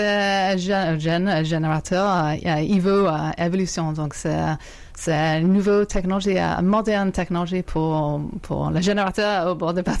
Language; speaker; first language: French; non-native, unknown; English